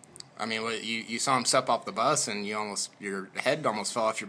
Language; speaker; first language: English; native; English